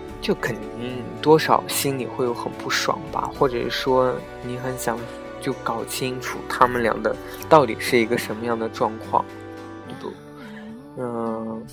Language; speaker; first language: Chinese; native; Chinese